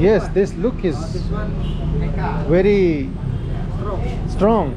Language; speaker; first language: English; non-native, learner; Urdu